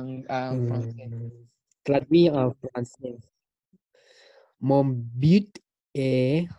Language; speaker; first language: French; non-native, learner; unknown